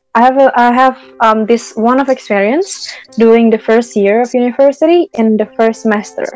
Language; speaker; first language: English; non-native, fluent; Indonesian